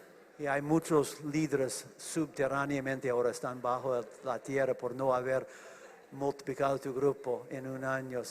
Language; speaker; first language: Spanish; non-native, fluent; English